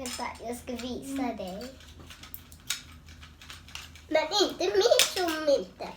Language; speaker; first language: Swedish; early bilingual, other home language; Thai